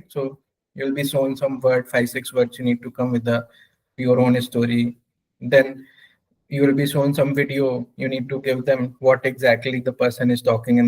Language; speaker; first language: English; non-native, local second language; Hindi